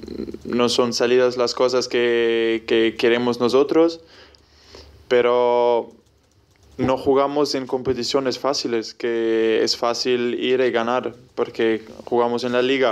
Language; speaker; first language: Spanish; non-native, fluent; German